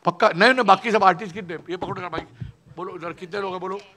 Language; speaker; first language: Hindi; non-native, local second language; Marathi